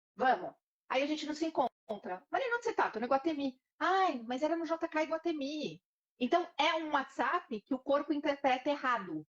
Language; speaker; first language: Portuguese; native; Portuguese